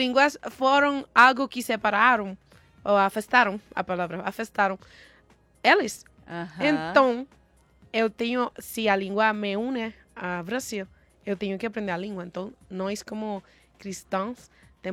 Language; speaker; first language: Portuguese; non-native, learner; Spanish